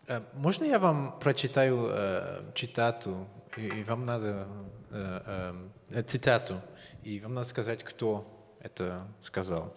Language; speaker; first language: Russian; non-native, fluent; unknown